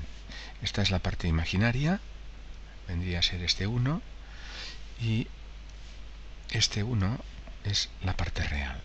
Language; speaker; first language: Spanish; native; Spanish